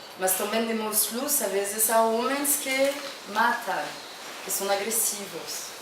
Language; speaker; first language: Portuguese; non-native, fluent; French